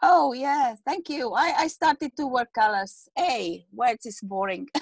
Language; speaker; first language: English; non-native, learner; Czech